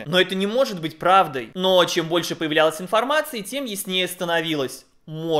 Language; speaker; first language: Russian; native; Russian